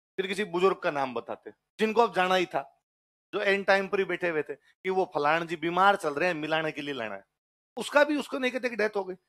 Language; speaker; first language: Hindi; native; Hindi